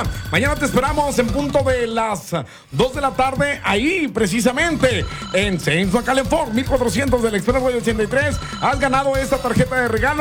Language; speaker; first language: Spanish; native; Spanish